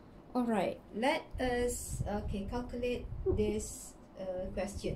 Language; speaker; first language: English; non-native, local second language; Malay